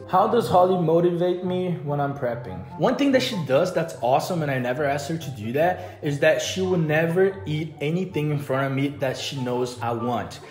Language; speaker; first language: English; non-native, fluent; Portuguese